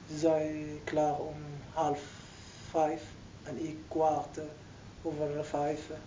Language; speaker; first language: Dutch; non-native, learner; Arabic